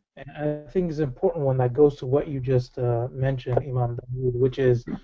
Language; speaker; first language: English; native; English